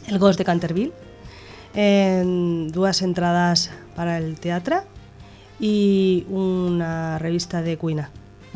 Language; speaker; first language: Catalan; non-native, local second language; Spanish